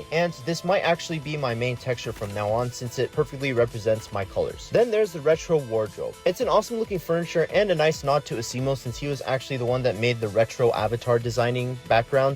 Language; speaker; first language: English; native; English